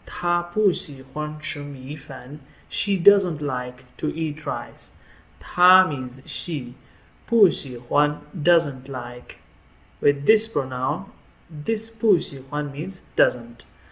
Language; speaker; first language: English; non-native, local second language; Hindi